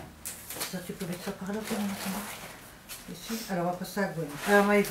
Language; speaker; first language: French; native; French